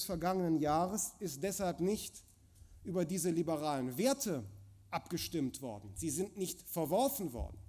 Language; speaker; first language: German; native; German